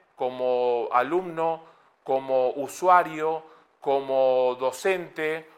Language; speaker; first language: Spanish; native; Spanish